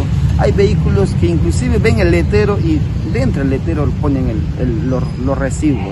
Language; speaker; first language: Spanish; native; Spanish